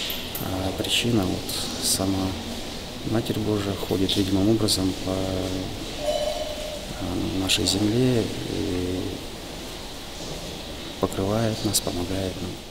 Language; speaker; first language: Russian; native; Russian